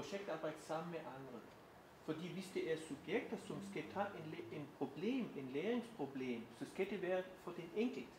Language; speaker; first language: Danish; non-native, fluent; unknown